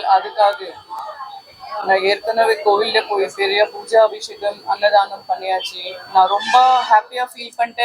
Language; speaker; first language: Tamil; non-native, fluent; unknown